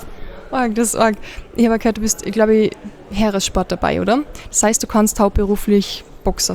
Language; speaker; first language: German; native; German